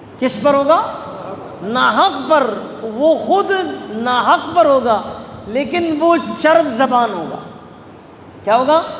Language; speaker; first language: Urdu; non-native, local second language; Pashto